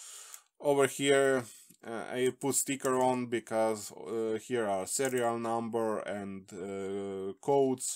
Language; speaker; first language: English; non-native, fluent; Slovenian